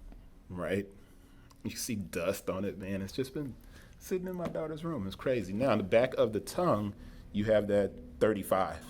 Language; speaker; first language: English; native; English